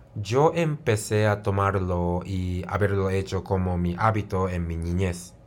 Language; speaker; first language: Spanish; non-native, fluent; Japanese